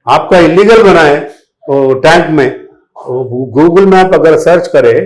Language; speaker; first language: Hindi; non-native, local second language; Telugu